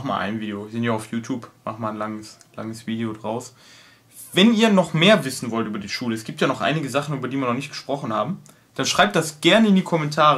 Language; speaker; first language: German; native; German